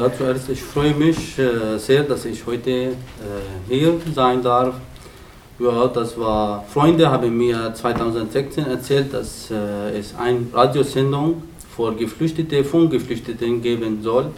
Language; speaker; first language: German; non-native, learner; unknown